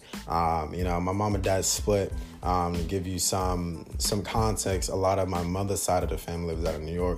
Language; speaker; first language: English; native; English